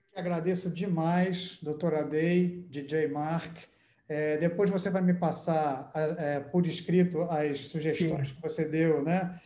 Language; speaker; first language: Portuguese; native; Portuguese